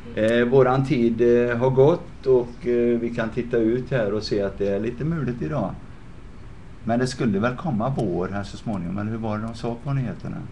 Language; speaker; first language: Swedish; native; Swedish